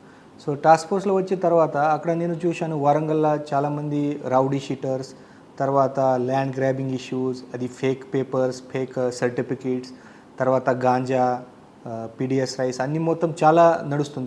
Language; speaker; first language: Telugu; non-native, fluent; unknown